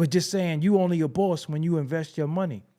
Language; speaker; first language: English; native; English